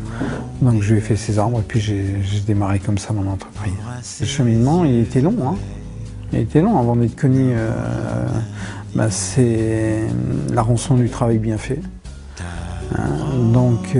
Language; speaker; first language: French; native; French